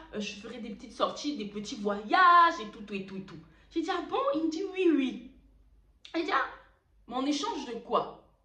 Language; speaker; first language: French; early bilingual, other home language; Lingala